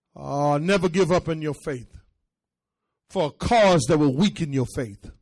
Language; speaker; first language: English; early bilingual, other home language; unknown